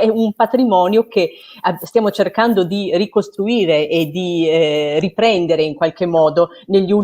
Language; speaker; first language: Italian; native; Italian